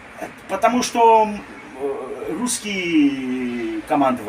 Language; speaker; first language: Russian; early bilingual, heritage; Russian